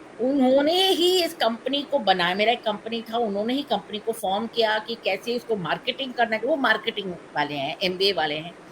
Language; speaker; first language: Hindi; non-native, local second language; Tamil